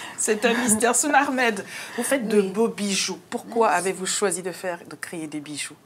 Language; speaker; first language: French; native; French